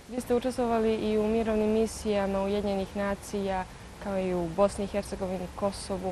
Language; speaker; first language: Bosnian; native; Bosnian